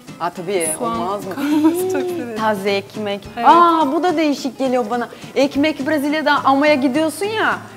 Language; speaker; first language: Turkish; non-native, learner; Portuguese